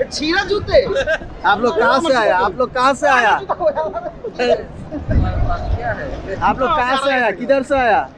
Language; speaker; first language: Hindi; non-native, learner; Bangla